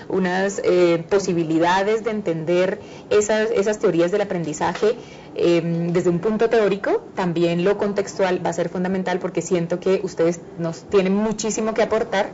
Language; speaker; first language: Spanish; native; Spanish